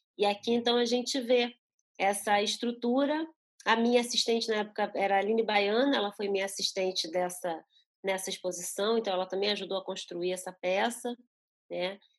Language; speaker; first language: Portuguese; early bilingual, other home language; Spanish